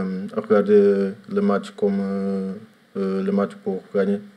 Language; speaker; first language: French; non-native, learner; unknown